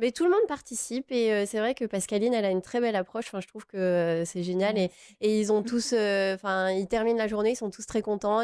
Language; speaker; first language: French; native; French